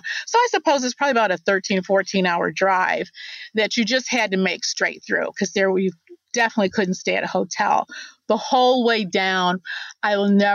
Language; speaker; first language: English; native; English